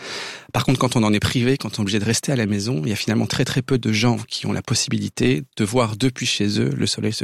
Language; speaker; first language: French; native; French